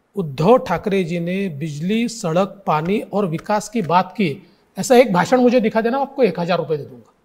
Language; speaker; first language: Hindi; non-native, local second language; Marathi